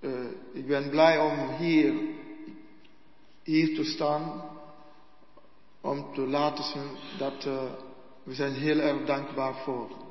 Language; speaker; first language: Dutch; non-native, learner; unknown